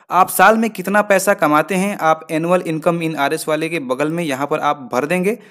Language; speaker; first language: Hindi; native; Hindi